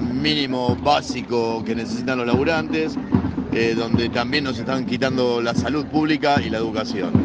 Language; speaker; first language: Spanish; native; Spanish